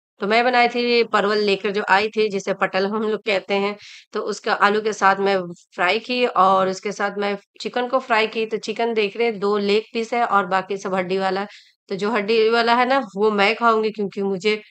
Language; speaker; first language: Hindi; native; Hindi